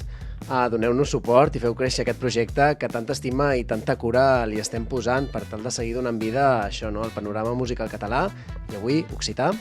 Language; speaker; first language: Catalan; native; Catalan